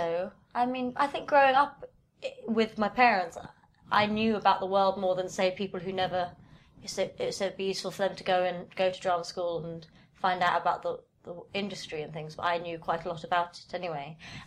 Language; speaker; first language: English; native; English